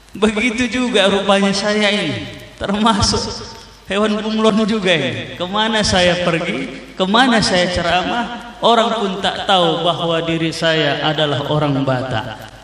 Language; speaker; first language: Indonesian; native; Indonesian